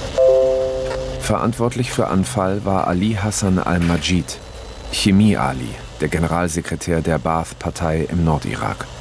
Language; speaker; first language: German; native; German